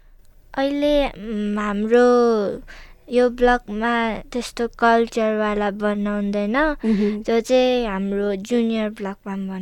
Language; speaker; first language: Nepali; early bilingual, other home language; Chinese